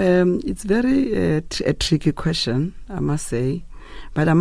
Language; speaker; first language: English; non-native, local second language; Tswana